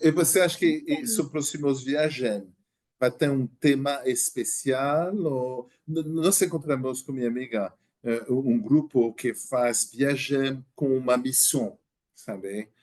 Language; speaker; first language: Portuguese; non-native, learner; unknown